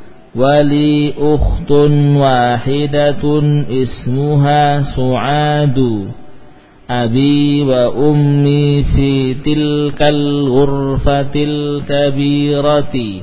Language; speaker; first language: Arabic; non-native, fluent; Indonesian